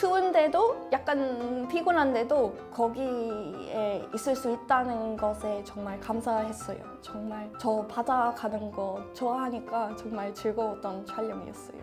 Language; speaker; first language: Korean; non-native, fluent; English